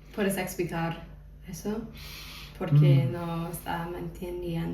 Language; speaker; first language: Spanish; non-native, fluent; English